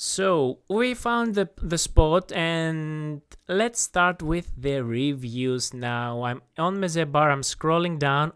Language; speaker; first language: English; non-native, fluent; Greek